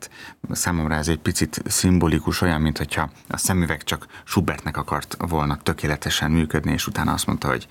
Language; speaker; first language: Hungarian; native; Hungarian